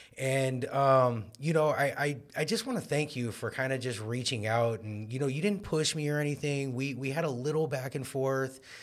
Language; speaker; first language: English; native; English